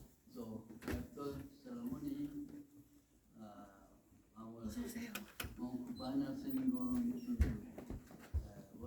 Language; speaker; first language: English; non-native, learner; Korean